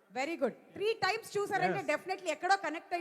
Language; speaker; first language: Telugu; native; Telugu